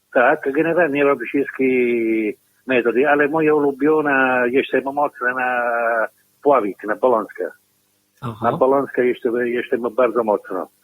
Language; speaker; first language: Polish; non-native, learner; Italian